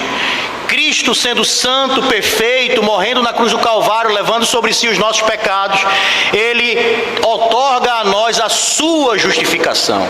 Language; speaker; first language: Portuguese; native; Portuguese